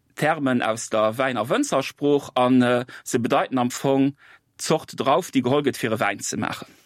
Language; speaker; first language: Luxembourgish; native; Luxembourgish